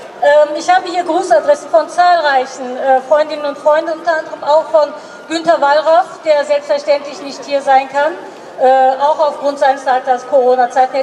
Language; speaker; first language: German; early bilingual, other home language; Turkish